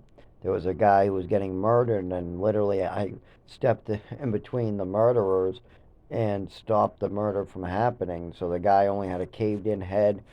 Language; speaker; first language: English; native; English